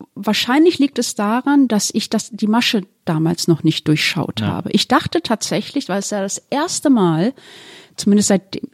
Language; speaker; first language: German; early bilingual, other home language; Turkish